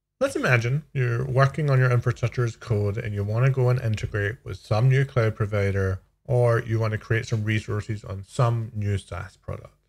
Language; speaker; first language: English; native; English